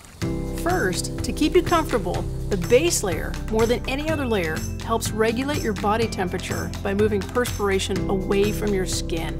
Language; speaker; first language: English; native; English